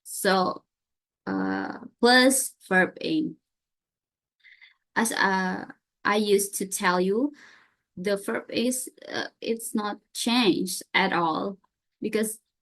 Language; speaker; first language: English; non-native, learner; Indonesian